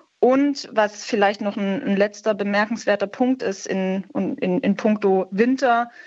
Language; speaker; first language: German; native; German